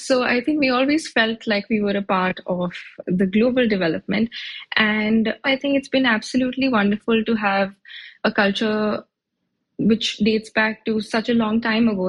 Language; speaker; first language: English; non-native, local second language; Hindi